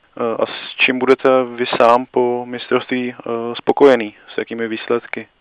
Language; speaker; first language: Czech; native; Czech